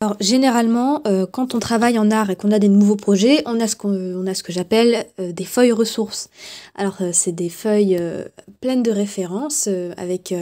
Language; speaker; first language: French; native; French